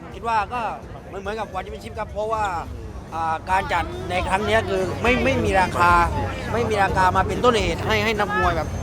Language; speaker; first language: Thai; native; Thai